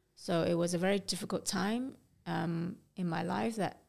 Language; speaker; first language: English; non-native, local second language; Cantonese